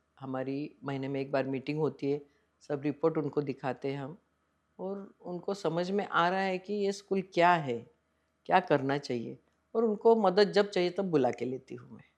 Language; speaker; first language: Hindi; non-native, local second language; Marathi